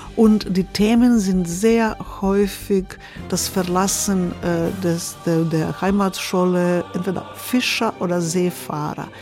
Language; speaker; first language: German; non-native, fluent; Croatian